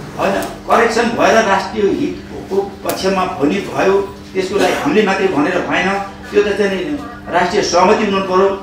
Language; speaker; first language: Nepali; native; Nepali